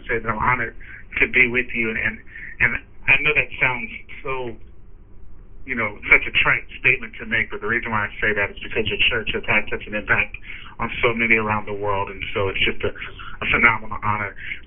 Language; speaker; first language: English; native; English